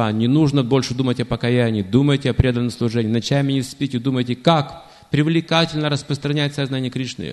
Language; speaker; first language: Russian; native; Russian